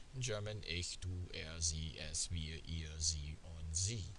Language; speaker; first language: German; non-native, fluent; English